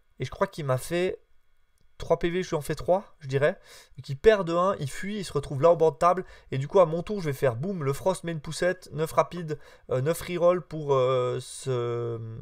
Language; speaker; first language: French; native; French